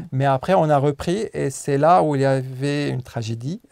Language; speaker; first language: French; non-native, local second language; Arabic